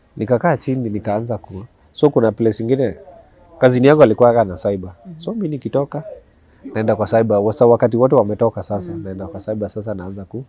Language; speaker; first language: Swahili; non-native, local second language; Luo (Kenya and Tanzania)